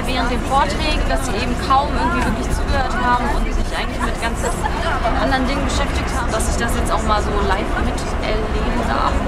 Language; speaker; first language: German; native; German